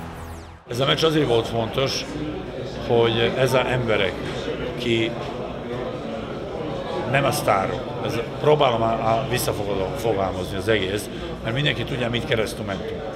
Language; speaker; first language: Hungarian; non-native, fluent; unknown